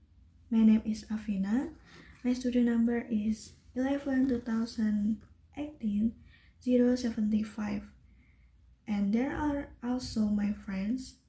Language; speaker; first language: English; non-native, learner; Indonesian